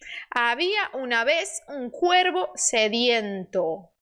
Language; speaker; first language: Spanish; non-native, fluent; Portuguese